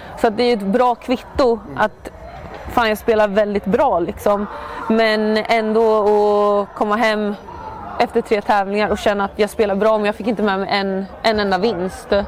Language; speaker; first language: Swedish; native; Swedish